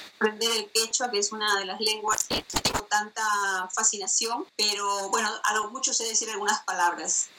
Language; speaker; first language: Spanish; native; Spanish